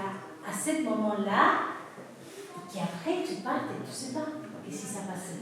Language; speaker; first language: French; non-native, fluent; Spanish